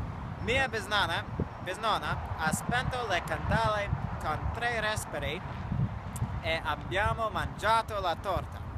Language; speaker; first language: Italian; non-native, learner; English